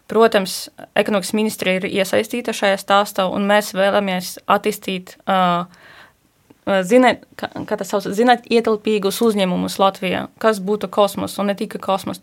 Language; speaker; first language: Latvian; non-native, fluent; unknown